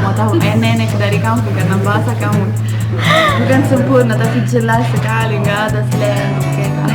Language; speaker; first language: Indonesian; non-native, fluent; German